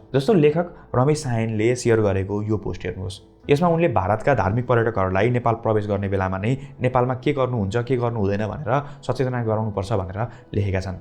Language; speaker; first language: Nepali; native; Nepali